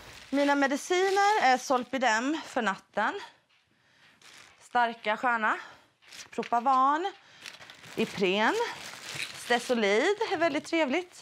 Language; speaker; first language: Swedish; native; Swedish